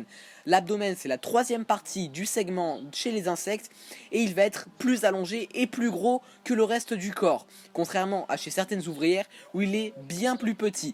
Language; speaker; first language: French; native; French